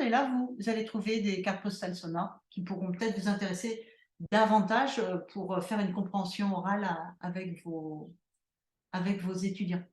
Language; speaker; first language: French; native; French